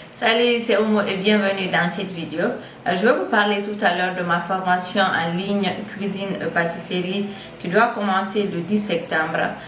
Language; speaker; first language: French; non-native, local second language; Fula